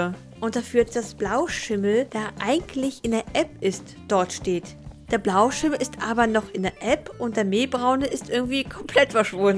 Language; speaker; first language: German; native; German